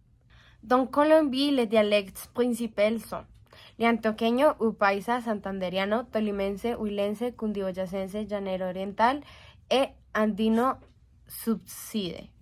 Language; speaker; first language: French; non-native, learner; Spanish